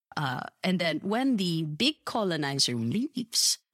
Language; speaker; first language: English; native; English